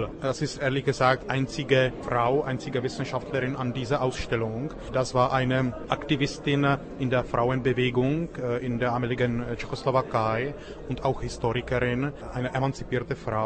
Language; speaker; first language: German; non-native, fluent; Czech